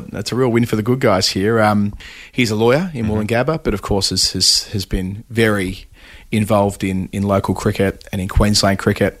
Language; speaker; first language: English; native; English